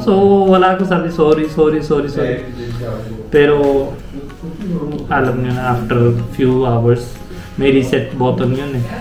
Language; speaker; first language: Filipino; non-native, learner; Punjabi